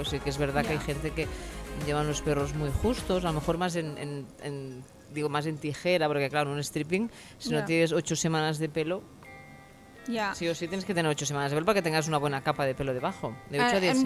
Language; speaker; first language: Spanish; native; Spanish